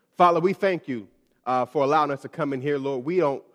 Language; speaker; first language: English; native; English